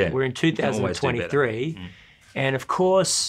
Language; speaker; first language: English; native; English